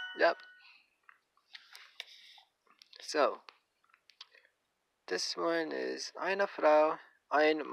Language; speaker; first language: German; non-native, learner; English